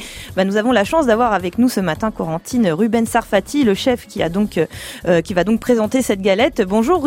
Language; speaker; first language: French; native; French